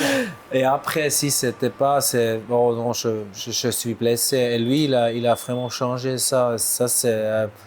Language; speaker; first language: French; non-native, local second language; German